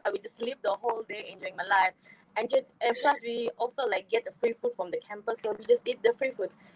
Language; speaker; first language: English; non-native, local second language; Malay